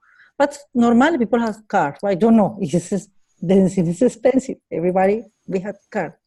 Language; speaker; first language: English; non-native, learner; Spanish